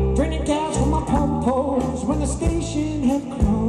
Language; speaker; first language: English; native; English